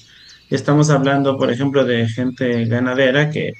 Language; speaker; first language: Spanish; native; Spanish